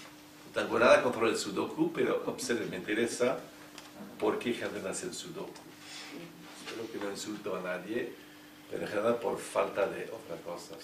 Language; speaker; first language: Spanish; non-native, fluent; French